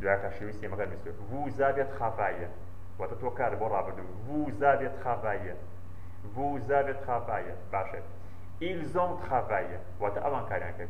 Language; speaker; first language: French; non-native, learner; Central Kurdish